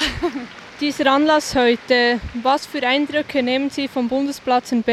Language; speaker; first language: German; native; German